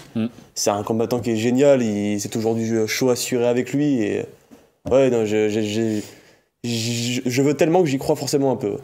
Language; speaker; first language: French; native; French